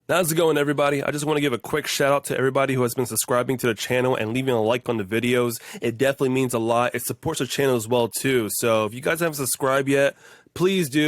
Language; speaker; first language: English; native; English